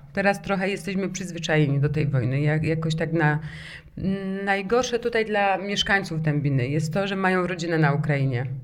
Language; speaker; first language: Polish; native; Polish